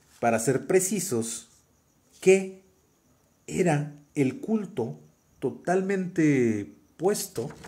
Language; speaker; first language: Spanish; native; Spanish